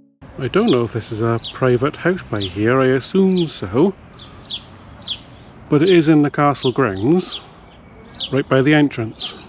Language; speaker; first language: English; native; English